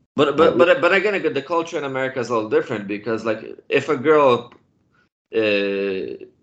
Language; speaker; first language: English; non-native, fluent; Polish